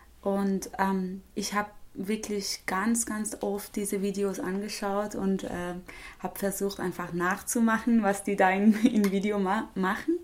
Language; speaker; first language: German; non-native, fluent; Persian